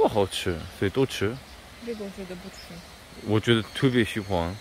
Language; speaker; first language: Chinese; non-native, learner; Russian